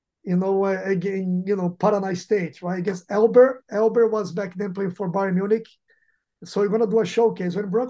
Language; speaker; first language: English; non-native, fluent; Portuguese